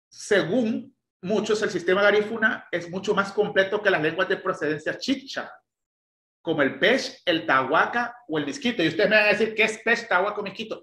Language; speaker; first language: Spanish; native; Spanish